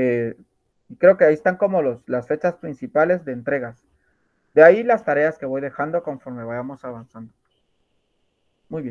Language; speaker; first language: Spanish; native; Spanish